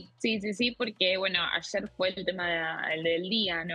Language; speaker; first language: Spanish; native; Spanish